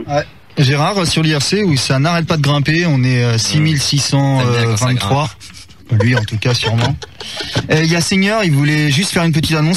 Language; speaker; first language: French; native; French